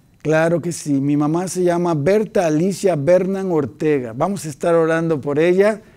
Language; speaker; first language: Spanish; native; Spanish